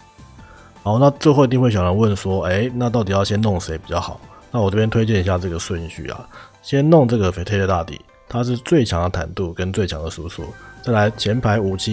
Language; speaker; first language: Chinese; native; Chinese